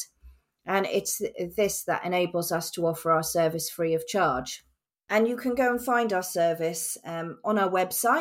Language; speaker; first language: English; native; English